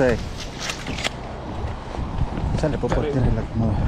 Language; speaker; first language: Spanish; native; Spanish